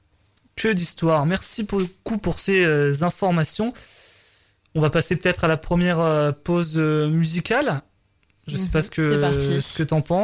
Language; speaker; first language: French; native; French